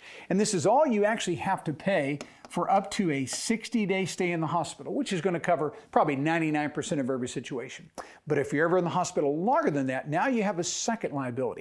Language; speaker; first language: English; native; English